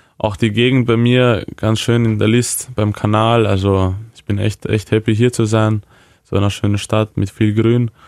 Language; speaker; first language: German; early bilingual, other home language; Croatian